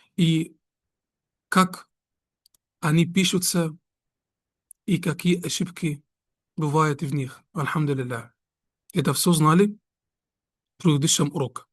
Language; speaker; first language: Russian; non-native, fluent; Arabic